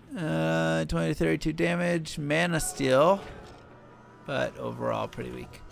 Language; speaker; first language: English; native; English